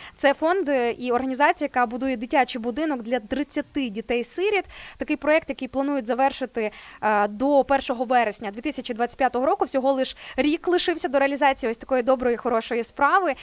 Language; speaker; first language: Ukrainian; native; Ukrainian